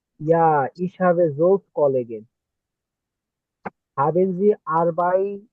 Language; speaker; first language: German; non-native, learner; Bangla